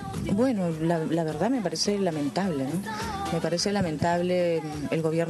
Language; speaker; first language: Spanish; native; Spanish